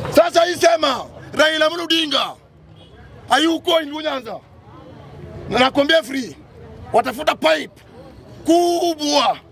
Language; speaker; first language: Swahili; non-native, local second language; Luo (Kenya and Tanzania)